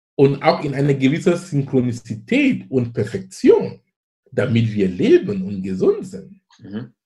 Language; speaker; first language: German; non-native, fluent; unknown